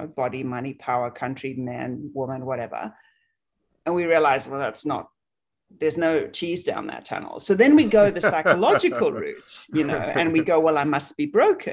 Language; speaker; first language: English; native; English